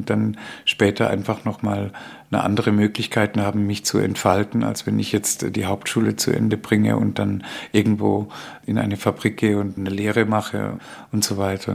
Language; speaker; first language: German; early bilingual, other home language; Spanish